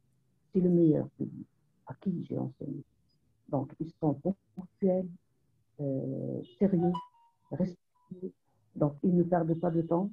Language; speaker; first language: French; non-native, local second language; Arabic